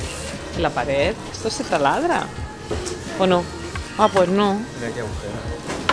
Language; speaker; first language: Spanish; native; Spanish